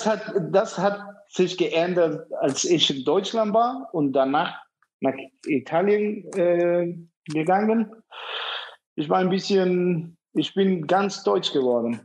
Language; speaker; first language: German; non-native, fluent; Spanish